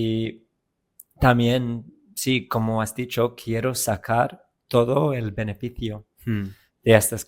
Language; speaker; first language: Spanish; non-native, fluent; English